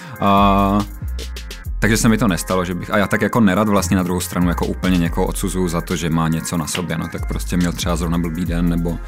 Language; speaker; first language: Czech; native; Czech